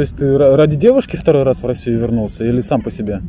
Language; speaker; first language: Russian; native; Russian